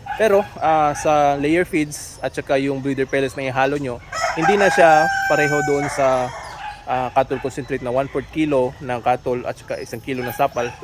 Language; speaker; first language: Filipino; non-native, local second language; Cebuano